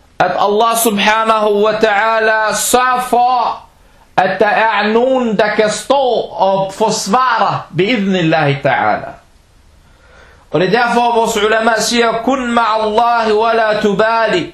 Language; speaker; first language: Danish; early bilingual, other home language; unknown